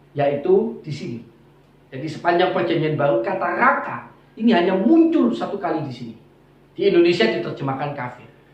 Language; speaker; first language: Indonesian; non-native, local second language; Javanese